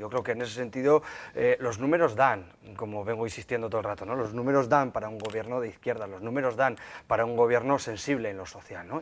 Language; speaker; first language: Spanish; native; Spanish